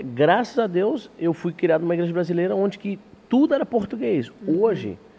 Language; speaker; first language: Portuguese; early bilingual, heritage; English